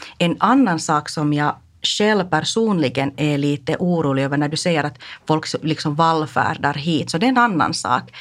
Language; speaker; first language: Swedish; non-native, local second language; Finnish